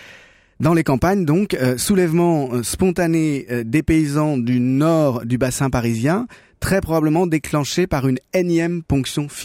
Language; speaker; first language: French; native; French